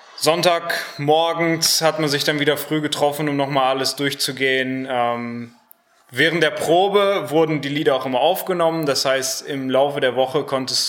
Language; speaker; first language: German; native; German